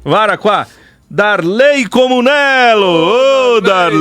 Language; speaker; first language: Italian; early bilingual, heritage; Portuguese